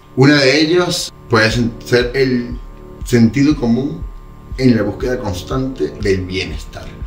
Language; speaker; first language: Spanish; native; Spanish